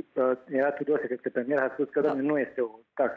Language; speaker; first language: Romanian; native; Romanian